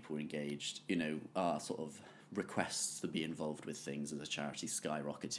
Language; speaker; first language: English; native; English